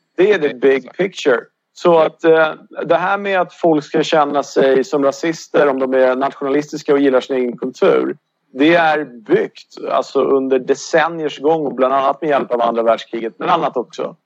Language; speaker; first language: Swedish; native; Swedish